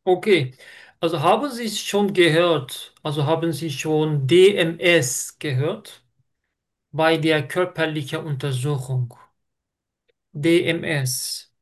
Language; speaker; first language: German; non-native, fluent; Turkish